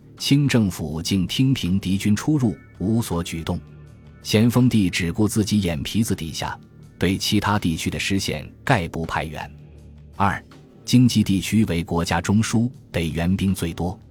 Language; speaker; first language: Chinese; native; Chinese